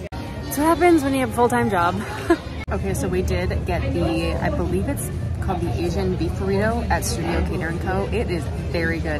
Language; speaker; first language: English; native; English